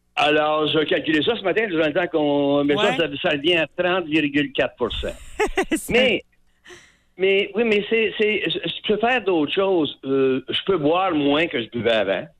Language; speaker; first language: French; native; French